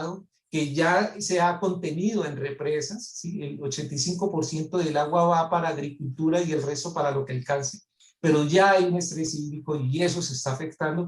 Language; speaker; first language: Spanish; native; Spanish